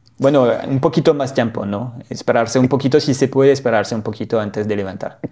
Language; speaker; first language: Spanish; non-native, fluent; French